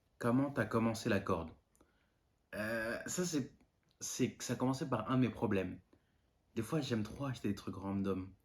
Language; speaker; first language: French; non-native, local second language; Malagasy